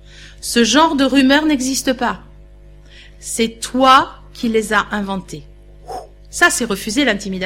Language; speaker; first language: French; native; French